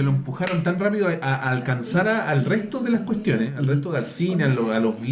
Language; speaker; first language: Spanish; native; Spanish